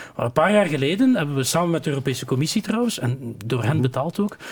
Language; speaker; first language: Dutch; native; Dutch